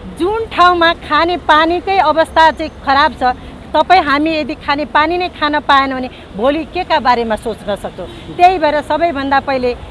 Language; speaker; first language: Nepali; native; Nepali